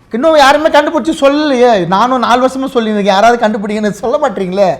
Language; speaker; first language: Tamil; native; Tamil